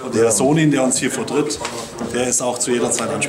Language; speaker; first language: German; native; German